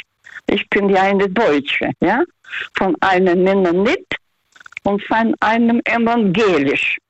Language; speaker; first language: German; non-native, fluent; Russian